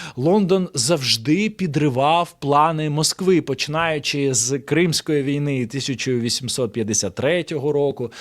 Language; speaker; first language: Ukrainian; non-native, local second language; Russian